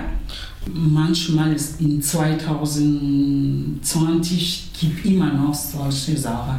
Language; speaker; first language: German; non-native, fluent; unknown